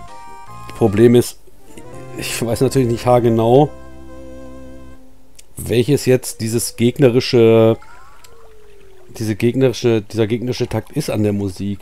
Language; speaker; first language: German; native; German